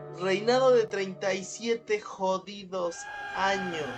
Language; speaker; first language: Spanish; native; Spanish